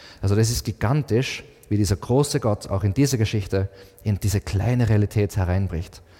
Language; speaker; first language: German; native; German